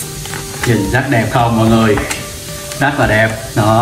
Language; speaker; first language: Vietnamese; native; Vietnamese